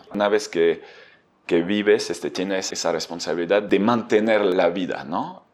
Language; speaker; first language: Spanish; non-native, fluent; French